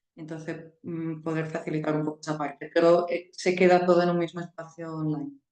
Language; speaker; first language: Spanish; non-native, fluent; Italian